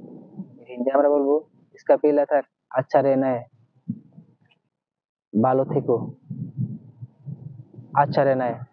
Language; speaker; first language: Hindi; non-native, learner; Bangla